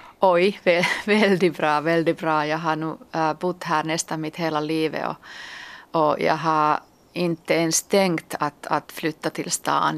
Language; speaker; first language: Swedish; non-native, local second language; Finnish